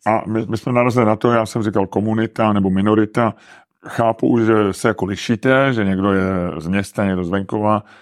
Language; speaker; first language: Czech; native; Czech